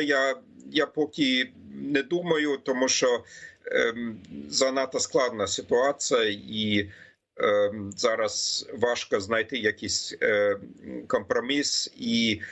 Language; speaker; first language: Ukrainian; non-native, fluent; German